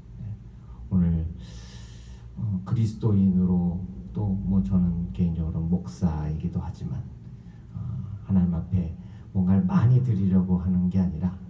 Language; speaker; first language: Korean; native; Korean